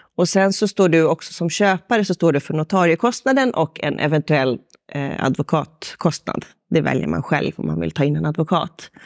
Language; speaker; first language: Swedish; native; Swedish